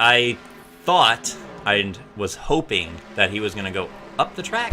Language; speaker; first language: English; native; English